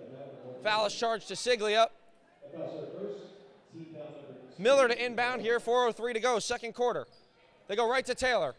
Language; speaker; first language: English; native; English